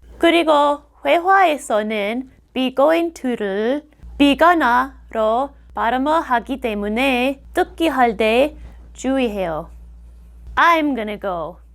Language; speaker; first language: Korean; non-native, fluent; English